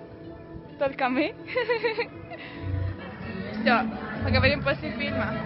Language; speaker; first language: Russian; early bilingual, heritage; Russian